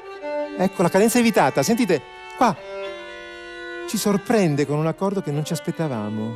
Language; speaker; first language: Italian; native; Italian